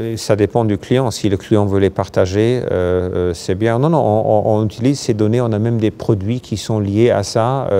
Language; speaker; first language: French; non-native, fluent; German